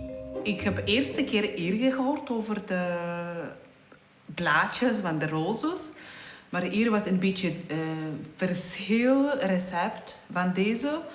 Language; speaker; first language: Dutch; non-native, learner; Polish